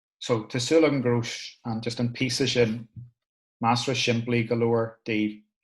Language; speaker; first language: Irish; non-native, local second language; English